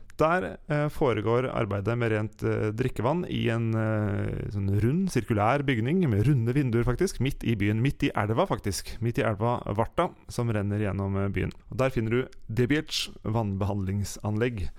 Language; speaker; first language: Norwegian; native; Norwegian